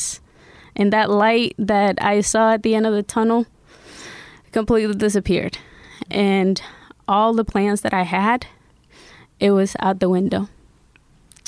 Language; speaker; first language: English; early bilingual, other home language; Spanish